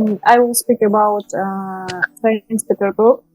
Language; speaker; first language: English; non-native, learner; Russian